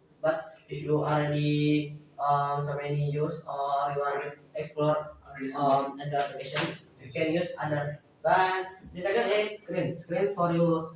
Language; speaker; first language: English; non-native, learner; Indonesian